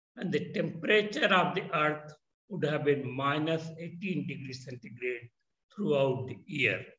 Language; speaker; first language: English; non-native, local second language; Hindi